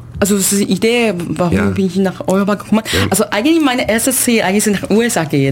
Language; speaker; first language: German; non-native, learner; Chinese